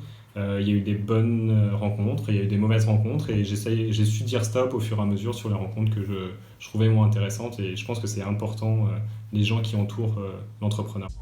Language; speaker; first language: French; native; French